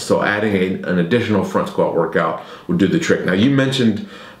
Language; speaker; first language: English; native; English